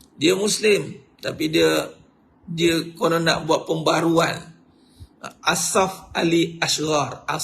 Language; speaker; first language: Malay; native; Malay